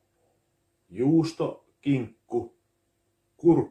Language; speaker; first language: Finnish; native; Finnish